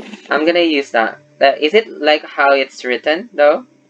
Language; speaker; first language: English; non-native, local second language; Filipino